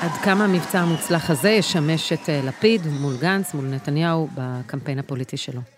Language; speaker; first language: Hebrew; native; Hebrew